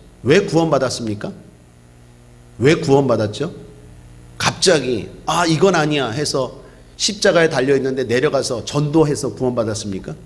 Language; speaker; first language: Korean; native; Korean